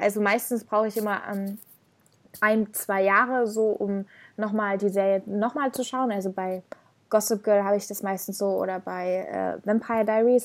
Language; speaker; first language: German; native; German